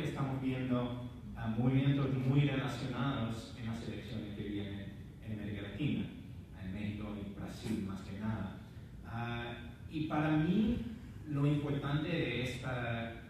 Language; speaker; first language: Spanish; non-native, fluent; English